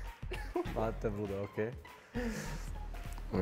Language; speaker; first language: German; non-native, fluent; Hungarian